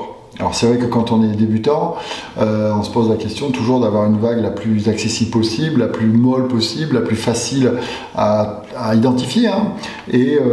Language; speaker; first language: French; native; French